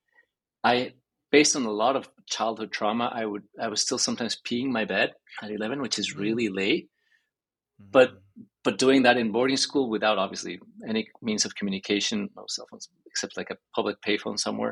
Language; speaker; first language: English; early bilingual, other home language; Spanish